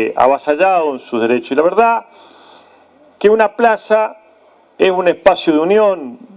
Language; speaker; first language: Spanish; native; Spanish